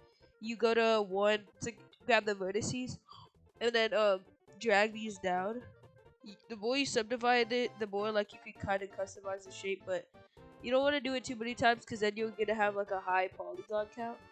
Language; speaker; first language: English; native; English